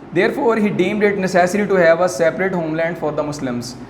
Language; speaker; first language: English; non-native, local second language; Urdu